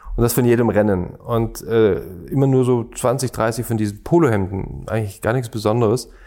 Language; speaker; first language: German; native; German